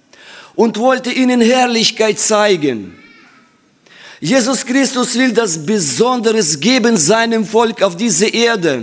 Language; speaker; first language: German; non-native, fluent; Russian